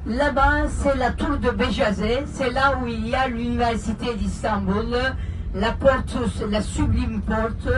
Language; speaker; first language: French; non-native, fluent; Turkish